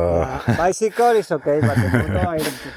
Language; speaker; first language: English; non-native, learner; Spanish